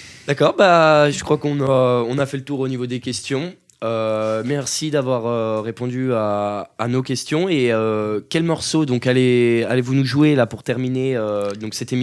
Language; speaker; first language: French; native; French